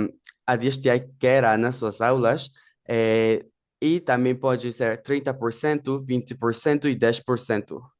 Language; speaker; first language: Portuguese; non-native, fluent; Spanish